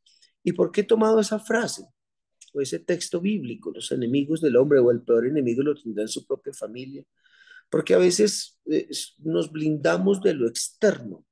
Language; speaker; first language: Spanish; native; Spanish